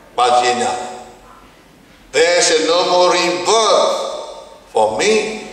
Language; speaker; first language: English; non-native, learner; Burmese